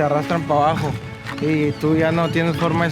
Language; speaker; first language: Spanish; native; Spanish